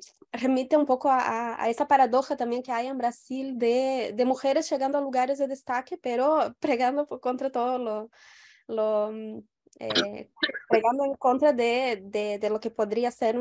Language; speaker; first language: Spanish; non-native, fluent; Portuguese